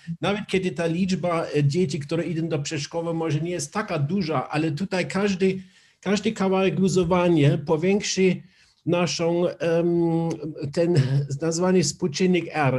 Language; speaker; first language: Polish; non-native, learner; German